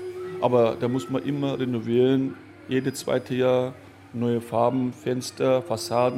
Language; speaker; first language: German; non-native, learner; Turkish